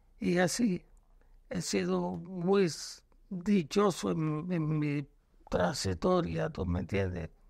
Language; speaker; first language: Spanish; native; Spanish